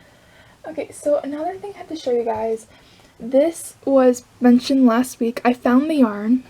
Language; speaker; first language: English; native; English